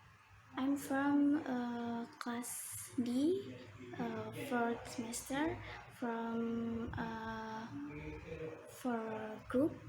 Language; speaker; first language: English; non-native, learner; Indonesian